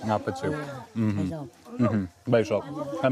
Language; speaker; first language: Indonesian; non-native, learner; English